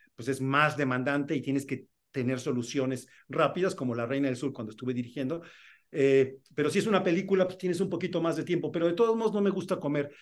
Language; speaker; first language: Spanish; native; Spanish